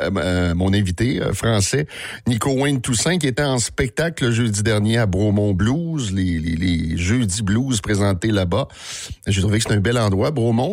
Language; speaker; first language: French; native; French